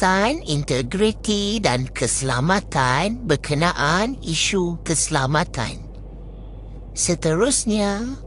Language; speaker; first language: Malay; native; Malay